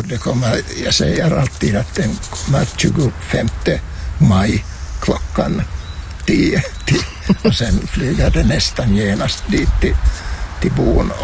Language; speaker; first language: Swedish; non-native, local second language; Finnish